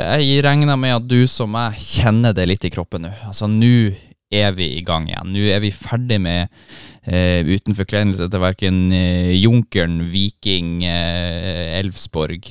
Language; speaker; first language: Norwegian; native; Norwegian